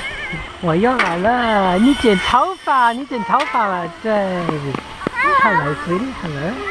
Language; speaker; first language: Chinese; non-native, learner; English